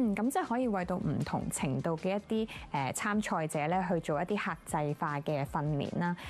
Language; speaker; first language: Cantonese; native; Cantonese